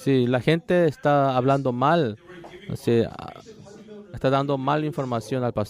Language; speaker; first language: Spanish; non-native, learner; Korean